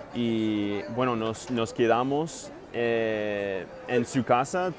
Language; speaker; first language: Spanish; non-native, fluent; English